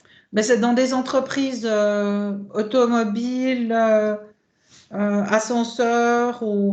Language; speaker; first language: French; native; French